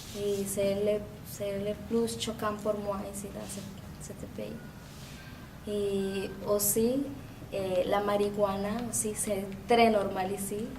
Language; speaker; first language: French; non-native, learner; Spanish